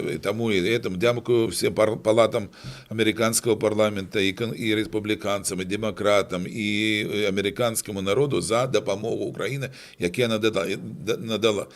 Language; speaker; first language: Ukrainian; non-native, local second language; Russian